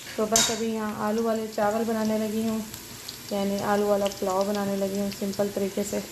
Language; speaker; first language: Urdu; native; Urdu